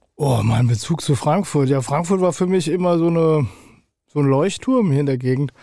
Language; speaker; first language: German; native; German